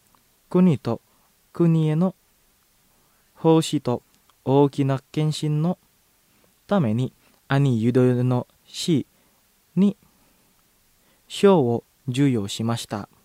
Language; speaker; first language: Japanese; non-native, fluent; Indonesian